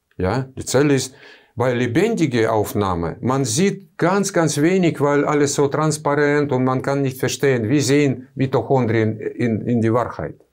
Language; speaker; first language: German; non-native, fluent; Russian